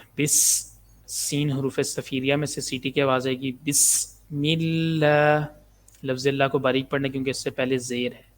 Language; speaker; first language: Urdu; native; Urdu